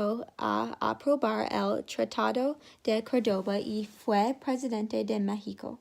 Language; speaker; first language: Spanish; non-native, learner; English